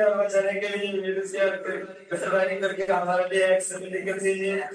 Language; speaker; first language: Hindi; non-native, learner; Rohingya